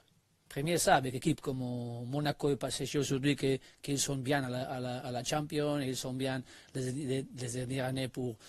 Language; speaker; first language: French; non-native, learner; Spanish